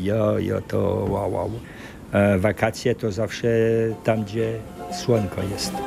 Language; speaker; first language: Polish; early bilingual, heritage; French